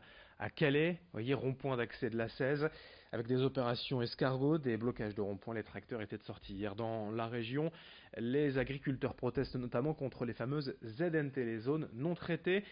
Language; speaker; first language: French; native; French